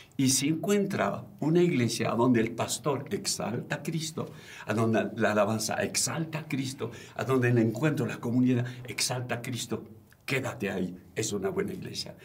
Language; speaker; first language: Spanish; non-native, fluent; French